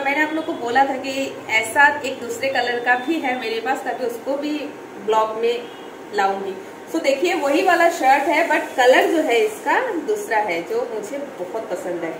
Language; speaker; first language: Hindi; non-native, local second language; Bangla